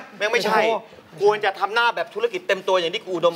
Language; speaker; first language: Thai; native; Thai